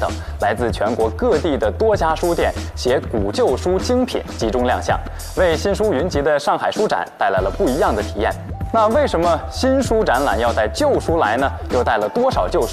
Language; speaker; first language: Chinese; native; Chinese